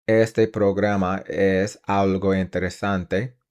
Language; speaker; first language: Spanish; non-native, learner; English